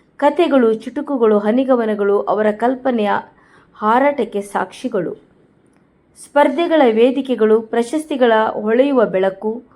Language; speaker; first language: Kannada; non-native, local second language; Konkani